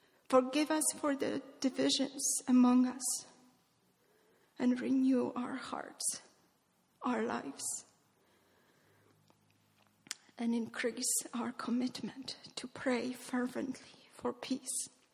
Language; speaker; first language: English; non-native, fluent; Polish